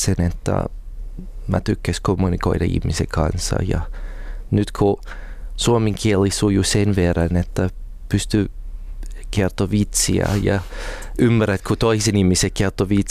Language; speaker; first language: Finnish; non-native, learner; English